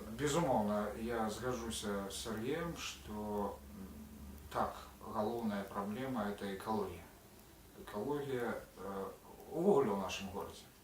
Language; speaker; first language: Belarusian; native; Belarusian